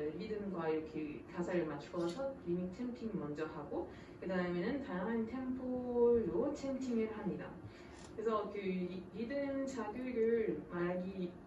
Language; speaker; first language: Korean; non-native, fluent; French